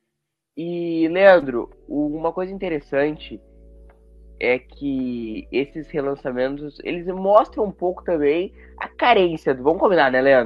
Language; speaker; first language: Portuguese; native; Portuguese